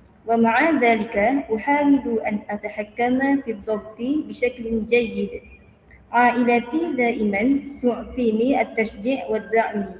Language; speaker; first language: Arabic; non-native, learner; Malay